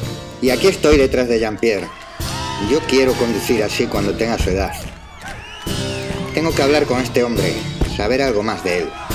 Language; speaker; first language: Spanish; native; Spanish